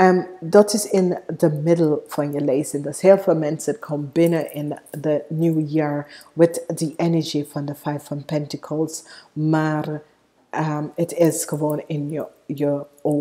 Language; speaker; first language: Dutch; non-native, fluent; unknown